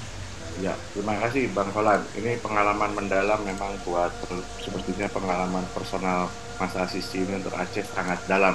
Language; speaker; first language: Indonesian; native; Indonesian